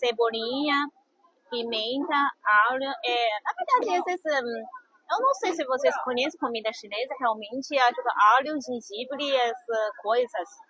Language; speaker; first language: Portuguese; non-native, fluent; Chinese